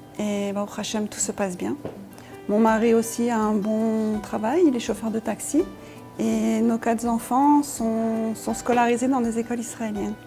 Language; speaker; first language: French; native; French